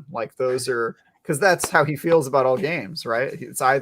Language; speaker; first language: English; native; English